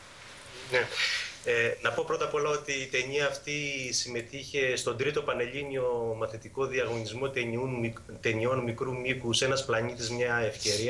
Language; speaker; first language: Greek; native; Greek